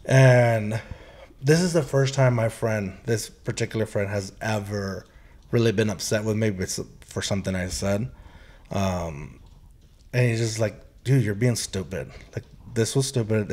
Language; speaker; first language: English; early bilingual, heritage; Spanish